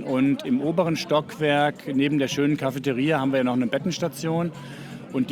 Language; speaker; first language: German; native; German